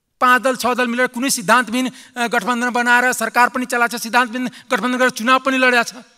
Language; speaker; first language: Nepali; non-native, local second language; Maithili